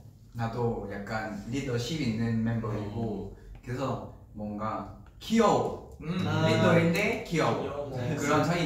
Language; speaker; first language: Korean; non-native, learner; Vietnamese